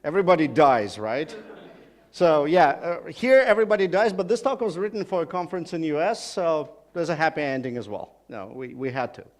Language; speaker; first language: English; non-native, fluent; Russian